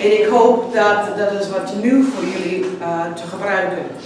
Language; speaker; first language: Dutch; non-native, learner; English